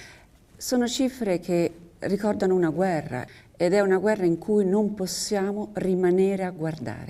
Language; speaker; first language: Italian; native; Italian